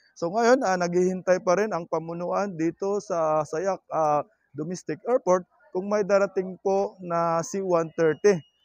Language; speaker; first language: Filipino; non-native, local second language; Cebuano